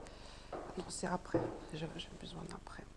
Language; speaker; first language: French; non-native, learner; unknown